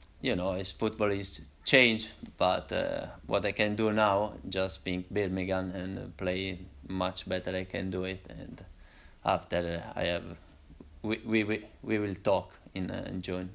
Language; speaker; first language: English; non-native, learner; Italian